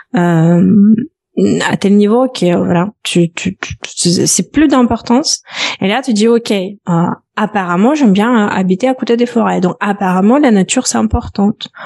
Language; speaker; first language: French; non-native, fluent; Russian